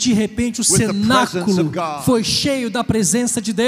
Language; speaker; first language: Portuguese; native; Portuguese